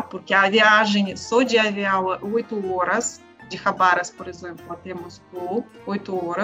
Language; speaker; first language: Portuguese; non-native, learner; Russian